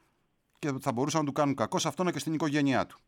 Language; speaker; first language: Greek; native; Greek